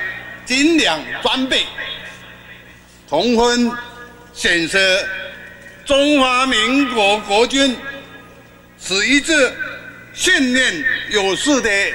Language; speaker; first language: Chinese; non-native, local second language; Min Nan Chinese